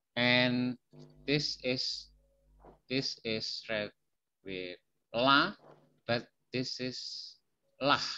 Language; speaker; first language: English; non-native, fluent; Indonesian